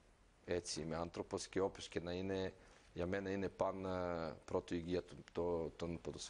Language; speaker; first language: Greek; non-native, fluent; Serbian